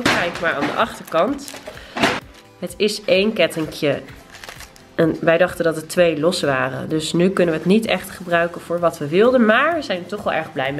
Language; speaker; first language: Dutch; native; Dutch